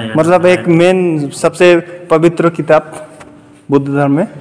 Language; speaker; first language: Hindi; non-native, local second language; Bangla